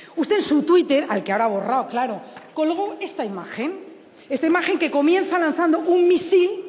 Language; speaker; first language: Spanish; native; Spanish